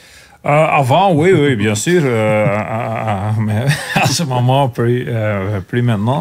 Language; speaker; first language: French; non-native, local second language; Dutch